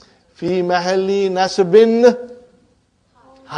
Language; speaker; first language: Arabic; non-native, fluent; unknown